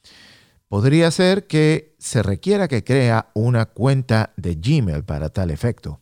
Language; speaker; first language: Spanish; native; Spanish